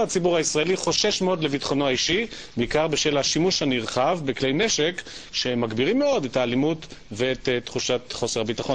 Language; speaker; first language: Hebrew; native; Hebrew